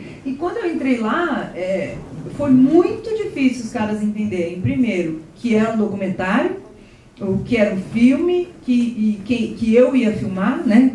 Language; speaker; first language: Portuguese; native; Portuguese